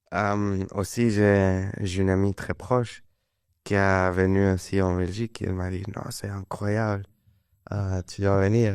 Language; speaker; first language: French; non-native, learner; Spanish